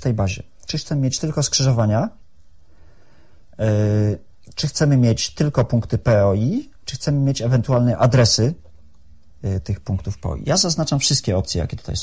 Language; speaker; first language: Polish; native; Polish